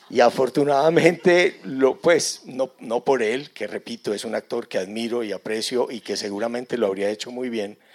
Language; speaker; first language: Spanish; native; Spanish